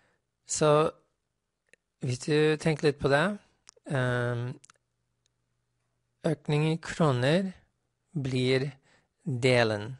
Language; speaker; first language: Norwegian; non-native, fluent; English